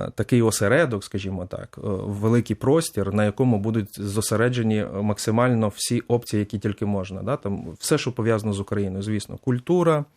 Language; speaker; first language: Ukrainian; native; Ukrainian